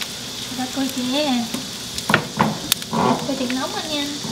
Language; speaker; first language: Vietnamese; native; Vietnamese